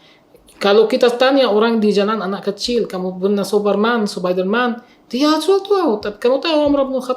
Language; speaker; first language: Indonesian; non-native, learner; Arabic